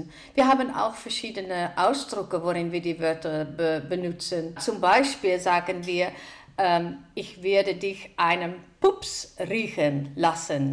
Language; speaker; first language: German; non-native, fluent; Dutch